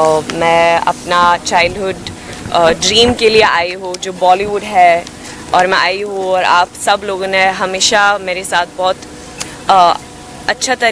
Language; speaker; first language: Hindi; non-native, fluent; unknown